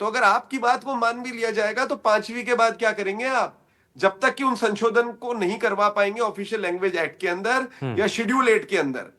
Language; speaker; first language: Hindi; native; Hindi